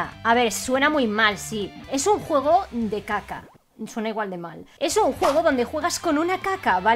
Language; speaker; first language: Spanish; native; Spanish